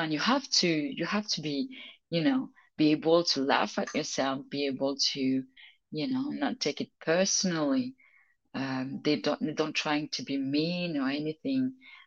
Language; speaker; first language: English; non-native, fluent; French